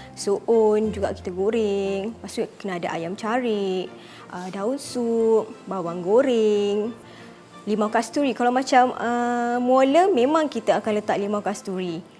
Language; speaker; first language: Malay; native; Malay